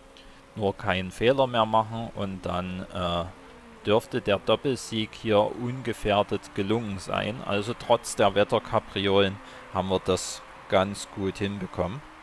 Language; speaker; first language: German; native; German